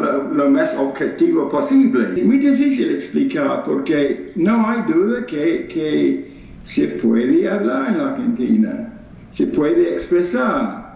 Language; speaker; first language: Spanish; non-native, fluent; English